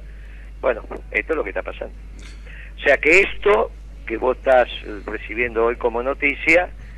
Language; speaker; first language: Spanish; native; Spanish